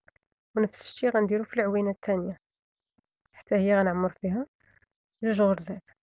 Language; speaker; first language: Arabic; native; Arabic